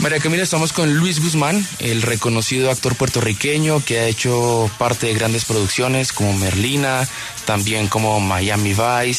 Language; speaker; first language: Spanish; native; Spanish